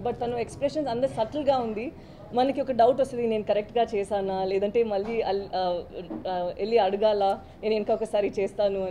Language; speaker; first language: Telugu; non-native, fluent; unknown